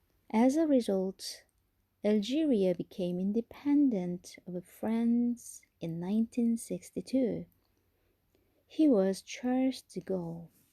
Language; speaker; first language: English; non-native, fluent; Korean